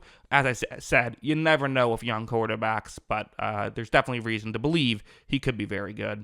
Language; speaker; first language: English; native; English